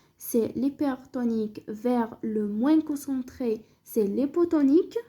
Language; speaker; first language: French; non-native, local second language; Arabic